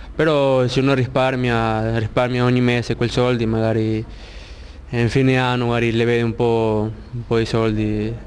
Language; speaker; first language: Italian; non-native, learner; Spanish